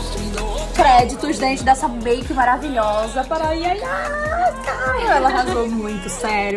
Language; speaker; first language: Portuguese; native; Portuguese